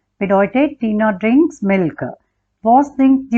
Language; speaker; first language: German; non-native, learner; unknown